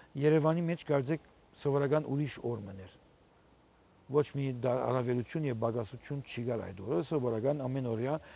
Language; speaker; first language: Armenian; early bilingual, heritage; Armenian